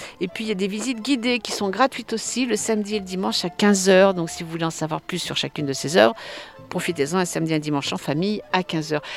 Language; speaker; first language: French; native; French